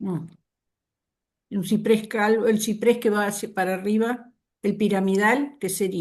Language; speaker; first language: Spanish; native; Spanish